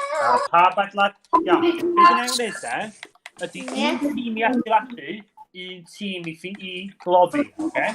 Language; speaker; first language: Welsh; native; Welsh